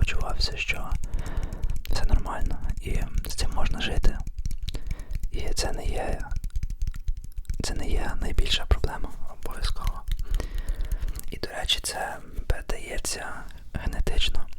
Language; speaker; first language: Ukrainian; early bilingual, heritage; Ukrainian